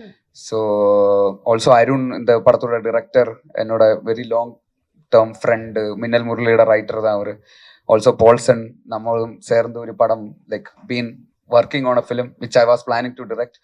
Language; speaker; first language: Tamil; non-native, local second language; Malayalam